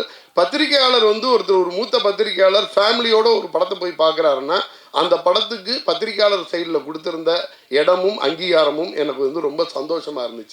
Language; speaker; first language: Tamil; native; Tamil